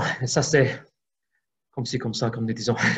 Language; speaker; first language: French; non-native, fluent; English